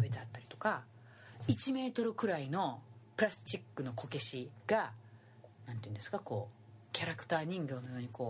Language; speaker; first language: Japanese; native; Japanese